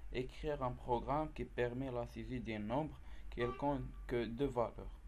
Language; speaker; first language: French; non-native, local second language; Arabic